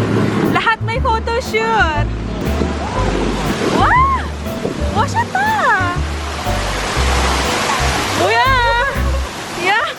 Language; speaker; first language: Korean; non-native, learner; Filipino